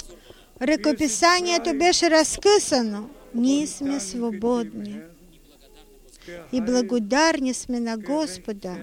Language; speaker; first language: Bulgarian; non-native, fluent; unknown